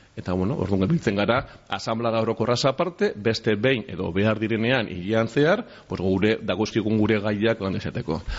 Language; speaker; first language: Basque; non-native, local second language; Spanish